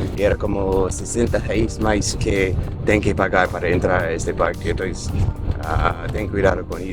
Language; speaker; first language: Portuguese; non-native, fluent; English